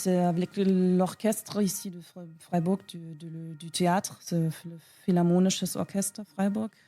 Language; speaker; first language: French; non-native, learner; German